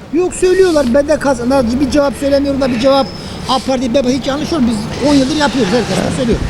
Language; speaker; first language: Turkish; native; Turkish